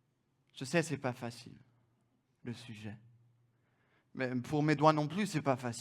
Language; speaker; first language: French; non-native, fluent; German